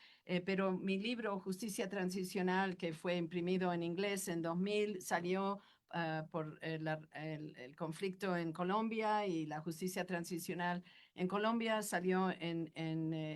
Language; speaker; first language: Spanish; non-native, fluent; English